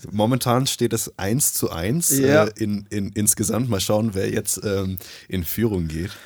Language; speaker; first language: German; early bilingual, other home language; Nepali